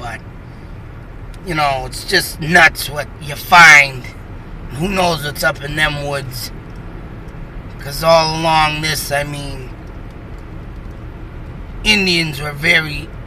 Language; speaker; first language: English; native; English